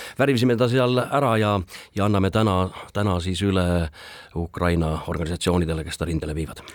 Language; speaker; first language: Estonian; native; Estonian